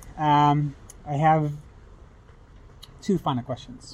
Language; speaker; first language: English; non-native, fluent; Dutch